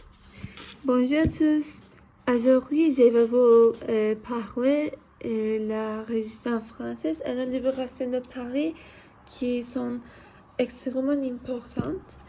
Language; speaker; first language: French; non-native, learner; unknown